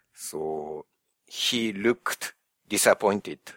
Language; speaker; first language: English; non-native, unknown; Japanese